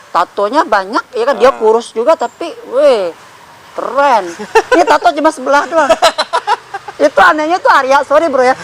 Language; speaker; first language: Indonesian; non-native, local second language; Minangkabau